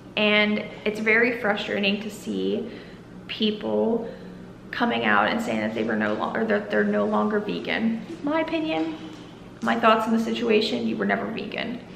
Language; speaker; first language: English; native; English